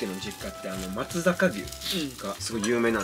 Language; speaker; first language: Japanese; native; Japanese